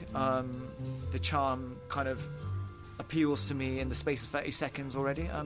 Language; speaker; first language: English; early bilingual, heritage; English